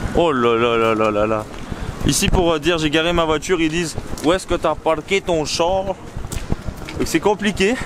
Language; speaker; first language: French; native; French